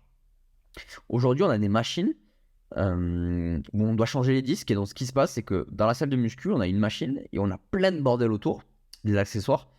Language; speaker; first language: French; native; French